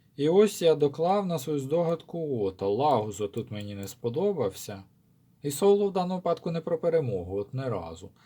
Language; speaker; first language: Ukrainian; non-native, local second language; Russian